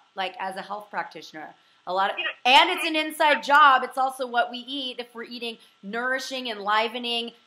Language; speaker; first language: English; native; English